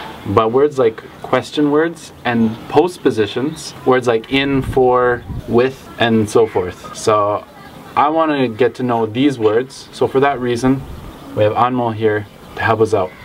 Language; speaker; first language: English; native; English